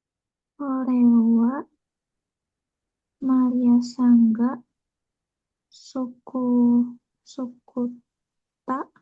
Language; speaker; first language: Japanese; non-native, learner; Indonesian